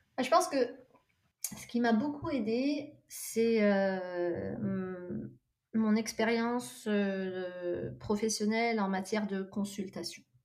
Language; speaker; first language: French; non-native, local second language; Arabic